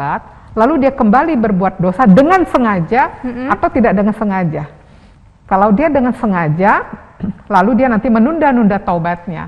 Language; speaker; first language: Indonesian; native; Indonesian